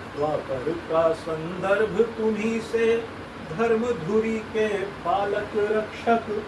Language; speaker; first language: Hindi; native; Hindi